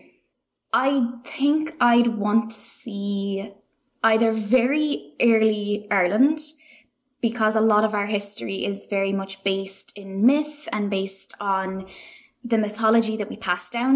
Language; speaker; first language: English; native; English